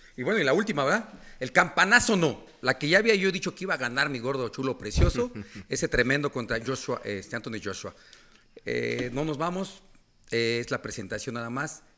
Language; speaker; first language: Spanish; native; Spanish